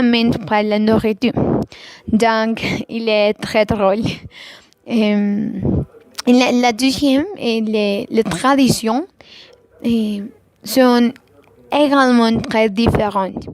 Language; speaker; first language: French; non-native, learner; Spanish